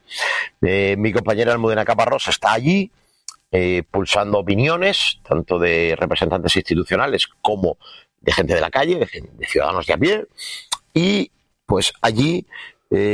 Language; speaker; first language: Spanish; native; Spanish